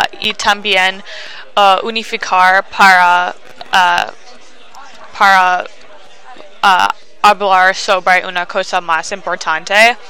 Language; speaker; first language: Spanish; non-native, learner; English